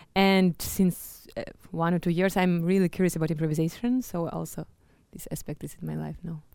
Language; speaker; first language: English; non-native, fluent; Russian